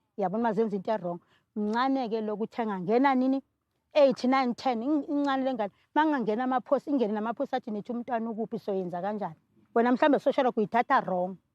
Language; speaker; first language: Zulu; native; Zulu